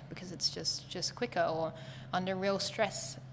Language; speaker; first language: English; non-native, fluent; German